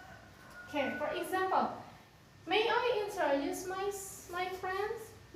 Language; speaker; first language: English; non-native, fluent; Indonesian